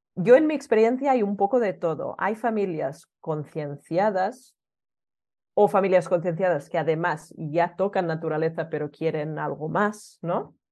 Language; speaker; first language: Spanish; early bilingual, other home language; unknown